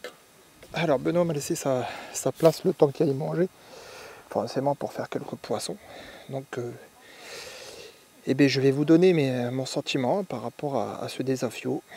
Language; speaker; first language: French; native; French